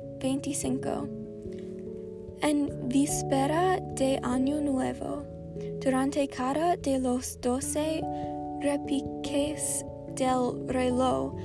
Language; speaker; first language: Spanish; non-native, learner; English